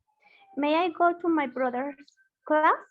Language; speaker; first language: English; non-native, learner; Spanish